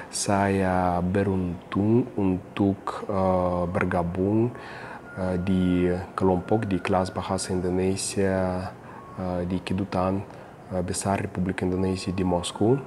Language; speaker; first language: Indonesian; non-native, fluent; Russian